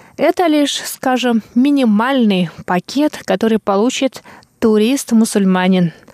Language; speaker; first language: Russian; non-native, local second language; Tuvinian